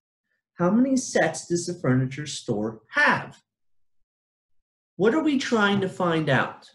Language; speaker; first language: English; native; English